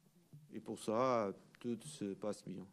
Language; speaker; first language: French; non-native, learner; Portuguese